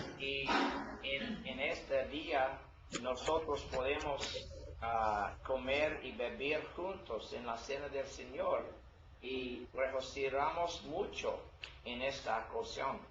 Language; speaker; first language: Spanish; non-native, learner; English